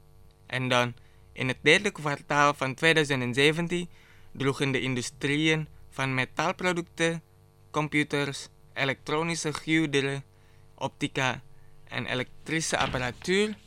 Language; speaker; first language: Dutch; non-native, fluent; Indonesian